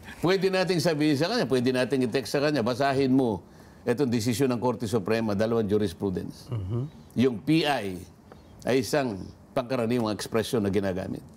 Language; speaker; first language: Filipino; non-native, local second language; Pampanga